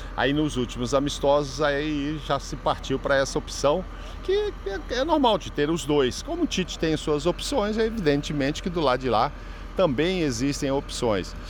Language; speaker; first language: Portuguese; native; Portuguese